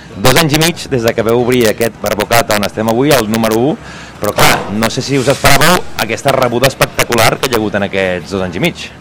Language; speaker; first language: Catalan; native; Catalan